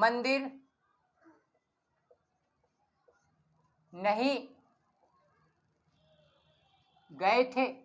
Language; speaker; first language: Hindi; native; Hindi